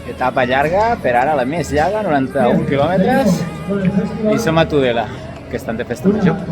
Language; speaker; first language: Catalan; native; Catalan